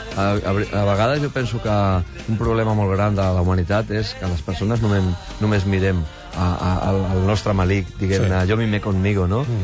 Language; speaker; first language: Catalan; non-native, local second language; Spanish